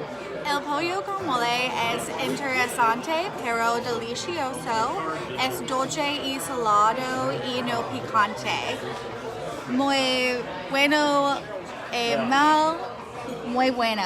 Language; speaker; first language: Spanish; non-native, learner; English